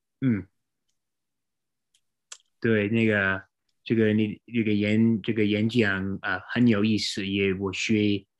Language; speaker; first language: Chinese; non-native, learner; English